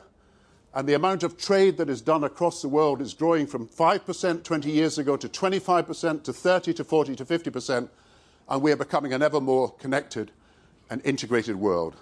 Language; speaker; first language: English; native; English